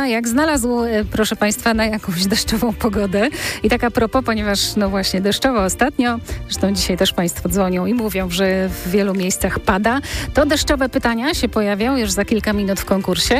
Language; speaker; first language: Polish; native; Polish